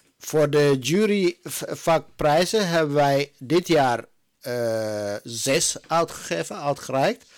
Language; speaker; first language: Dutch; non-native, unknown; Amharic